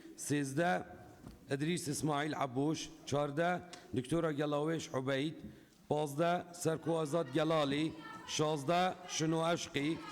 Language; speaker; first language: Central Kurdish; non-native, local second language; Kurdish